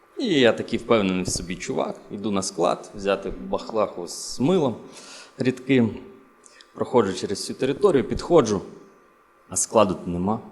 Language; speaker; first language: Ukrainian; native; Ukrainian